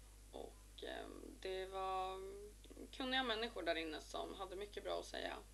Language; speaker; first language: Swedish; native; Swedish